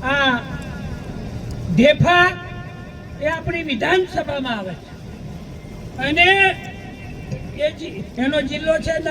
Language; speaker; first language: Gujarati; native; Gujarati